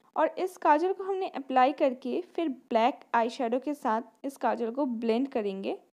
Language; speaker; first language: Hindi; non-native, local second language; Bangla